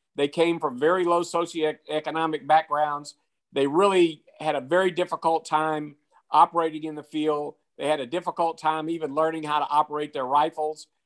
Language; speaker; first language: English; native; English